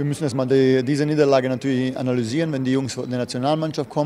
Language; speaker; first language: German; native; German